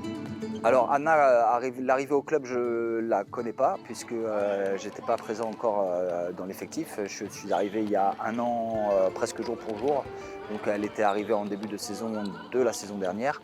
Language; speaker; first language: French; native; French